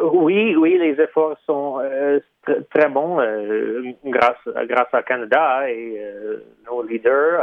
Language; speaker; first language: French; early bilingual, heritage; Ukrainian